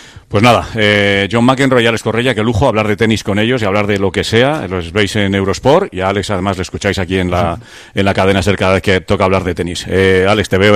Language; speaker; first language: Spanish; native; Spanish